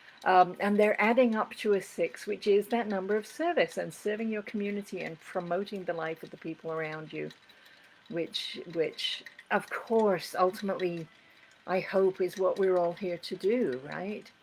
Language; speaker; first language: English; native; English